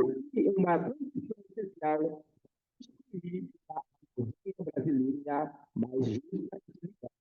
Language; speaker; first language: Portuguese; non-native, fluent; Haitian Creole